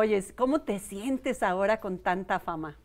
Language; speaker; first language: Spanish; native; Spanish